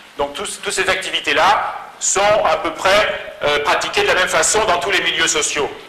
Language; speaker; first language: French; native; French